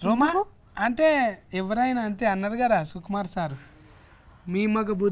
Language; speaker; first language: Telugu; native; Telugu